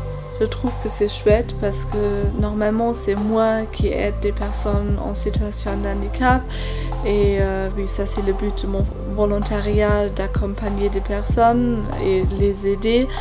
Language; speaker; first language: French; non-native, fluent; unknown